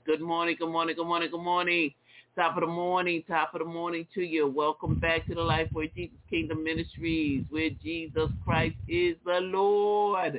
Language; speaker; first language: English; native; English